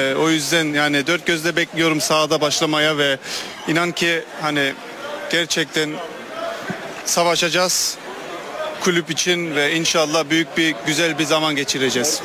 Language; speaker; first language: Turkish; early bilingual, heritage; Turkish